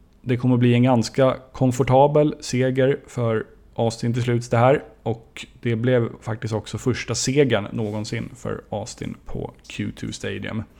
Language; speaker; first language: Swedish; native; Swedish